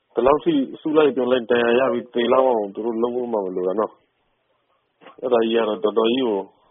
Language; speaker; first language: Burmese; native; Burmese